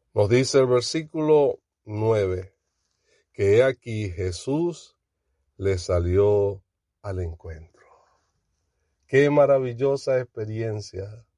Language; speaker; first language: Spanish; native; Spanish